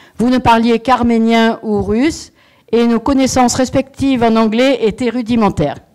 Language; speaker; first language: French; native; French